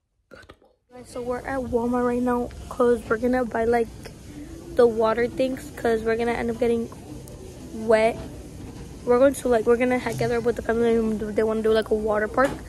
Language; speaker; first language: English; early bilingual, other home language; Spanish